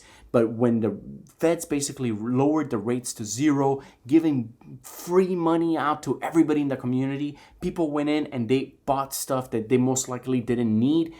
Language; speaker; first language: English; native; English